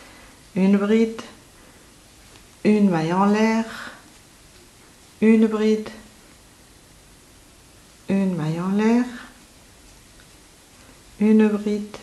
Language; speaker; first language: French; native; French